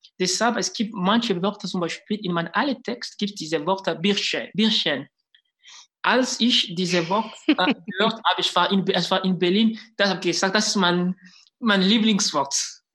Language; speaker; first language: German; non-native, fluent; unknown